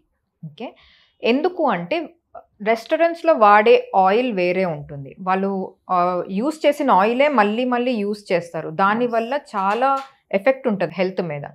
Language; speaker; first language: Telugu; native; Telugu